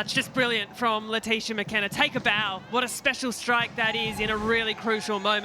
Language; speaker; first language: English; native; English